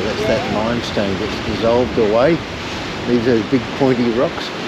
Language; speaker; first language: English; native; English